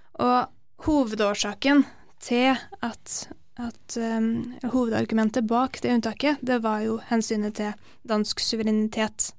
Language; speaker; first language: Norwegian; native; Norwegian